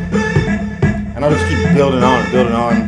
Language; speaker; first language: English; native; English